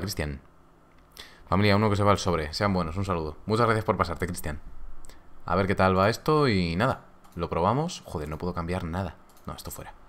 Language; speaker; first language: Spanish; native; Spanish